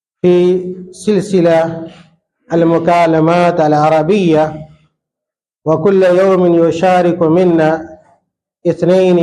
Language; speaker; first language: Arabic; non-native, fluent; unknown